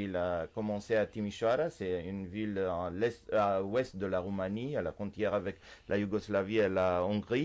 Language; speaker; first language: French; non-native, fluent; Romanian